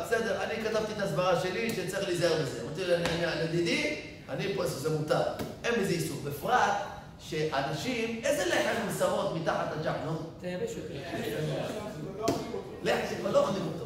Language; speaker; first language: Hebrew; native; Hebrew